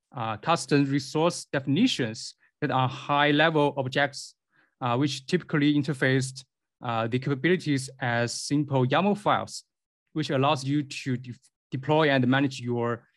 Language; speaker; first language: English; non-native, fluent; Chinese